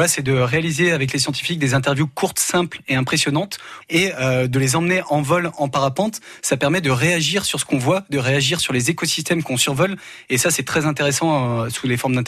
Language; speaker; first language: French; native; French